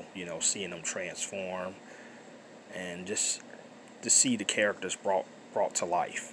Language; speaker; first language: English; native; English